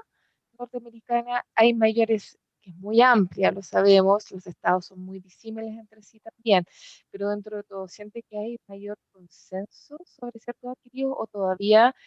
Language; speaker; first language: Spanish; native; Spanish